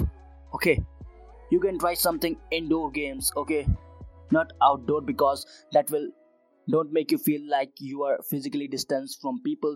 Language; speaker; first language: English; non-native, local second language; Hindi